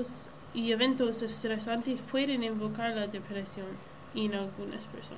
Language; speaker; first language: Spanish; non-native, learner; English